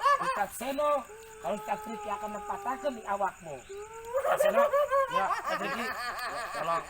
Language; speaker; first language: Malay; non-native, local second language; Javanese